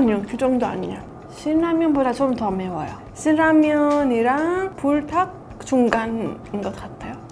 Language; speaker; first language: Korean; non-native, fluent; Persian